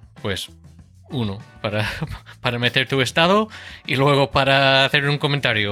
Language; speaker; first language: Spanish; non-native, fluent; English